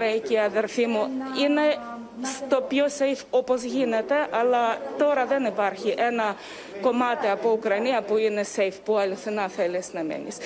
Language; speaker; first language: Greek; non-native, learner; Ukrainian